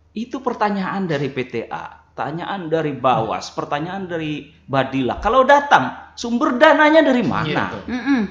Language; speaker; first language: Indonesian; non-native, local second language; Banjar